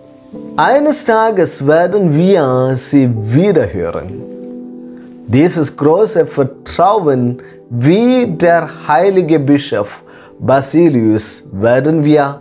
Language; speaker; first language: German; non-native, fluent; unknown